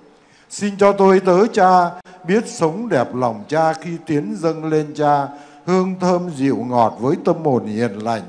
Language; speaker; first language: Vietnamese; native; Vietnamese